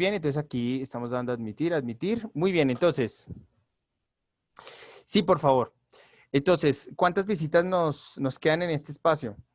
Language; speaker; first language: Spanish; native; Spanish